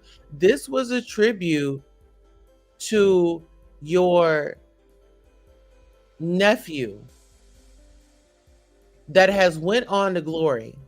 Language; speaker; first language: English; native; English